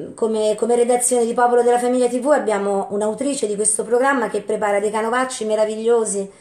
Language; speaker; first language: Italian; native; Italian